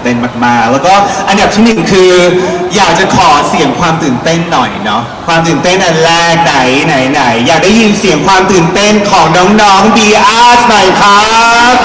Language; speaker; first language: Thai; native; Thai